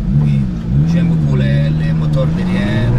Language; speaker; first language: French; non-native, learner; Italian